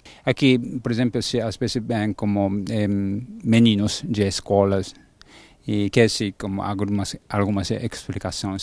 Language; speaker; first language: Portuguese; non-native, learner; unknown